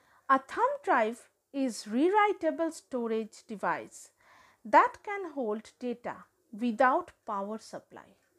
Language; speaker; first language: English; non-native, local second language; Bangla